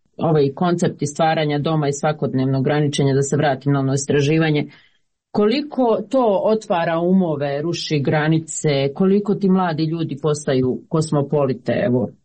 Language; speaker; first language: Serbian; native; Serbian